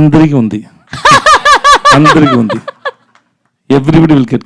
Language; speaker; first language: Telugu; non-native, learner; Tamil